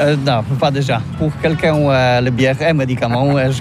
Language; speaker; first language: French; non-native, learner; Polish